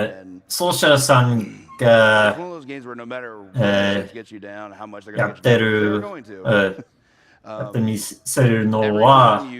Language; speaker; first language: Japanese; non-native, learner; English